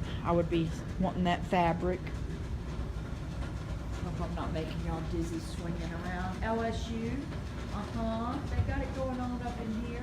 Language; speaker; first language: English; native; English